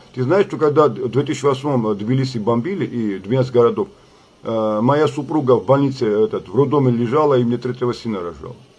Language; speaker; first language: Russian; non-native, local second language; Georgian